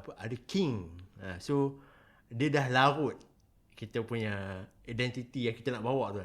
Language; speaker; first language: Malay; native; Malay